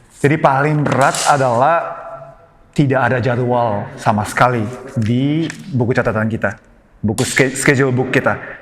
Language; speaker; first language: Indonesian; non-native, fluent; Japanese